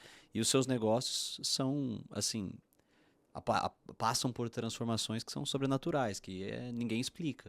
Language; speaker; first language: Portuguese; native; Portuguese